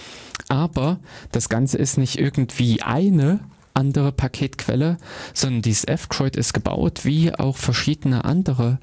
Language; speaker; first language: German; native; German